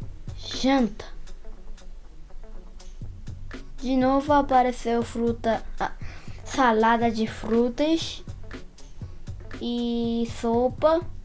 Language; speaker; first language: Portuguese; early bilingual, heritage; Portuguese